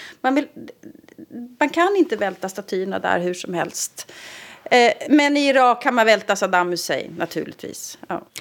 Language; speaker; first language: Swedish; native; Swedish